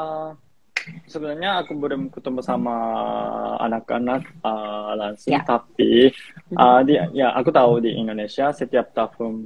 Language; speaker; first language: Indonesian; non-native, fluent; Japanese